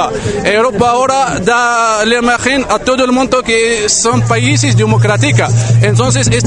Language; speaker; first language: Spanish; non-native, learner; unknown